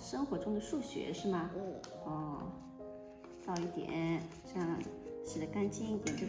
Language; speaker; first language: Chinese; native; Chinese